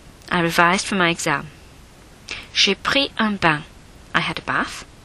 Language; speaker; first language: English; native; English